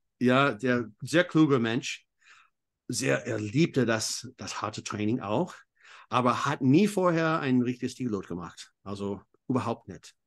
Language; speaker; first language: German; non-native, fluent; English